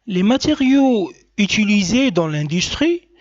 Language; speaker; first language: French; non-native, local second language; Arabic